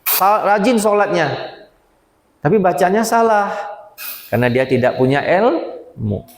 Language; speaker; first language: Malay; native; Malay